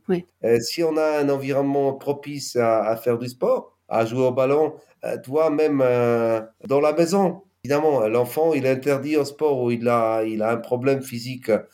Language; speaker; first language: French; non-native, fluent; Polish